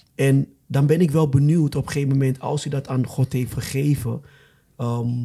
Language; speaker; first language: Dutch; non-native, fluent; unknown